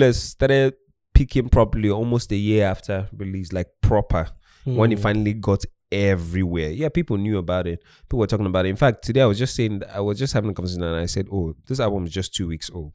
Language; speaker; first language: English; non-native, local second language; Igbo